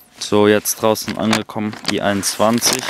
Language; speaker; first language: German; native; German